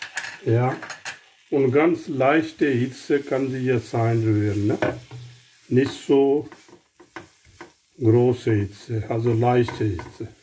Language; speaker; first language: German; non-native, learner; Urdu